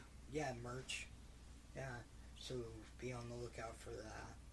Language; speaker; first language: English; native; English